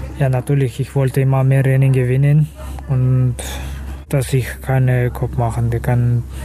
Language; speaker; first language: German; non-native, learner; Kazakh